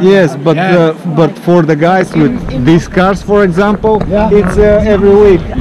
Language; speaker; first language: English; non-native, learner; Bulgarian